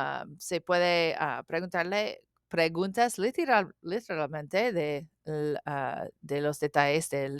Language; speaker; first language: Spanish; non-native, learner; English